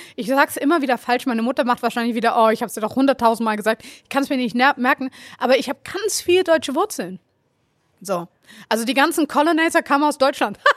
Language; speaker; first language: German; early bilingual, other home language; Kabuverdianu